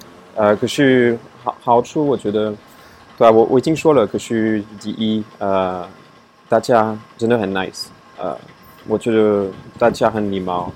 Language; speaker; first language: Chinese; non-native, fluent; French